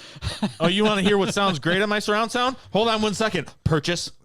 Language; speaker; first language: English; native; English